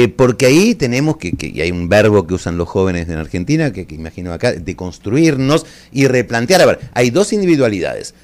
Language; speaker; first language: Spanish; native; Spanish